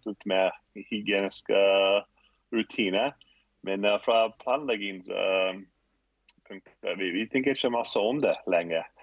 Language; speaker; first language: Norwegian; non-native, fluent; English